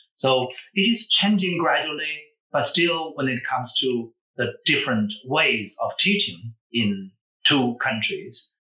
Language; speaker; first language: English; non-native, fluent; Chinese